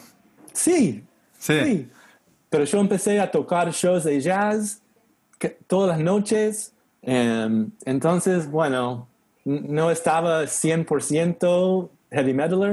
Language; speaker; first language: Spanish; non-native, learner; English